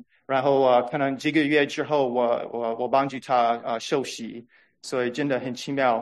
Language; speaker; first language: Chinese; non-native, fluent; English